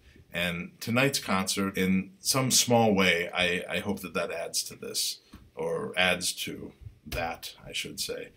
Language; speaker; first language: English; native; English